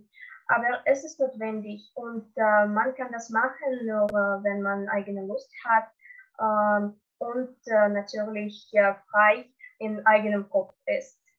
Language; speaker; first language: German; non-native, learner; Russian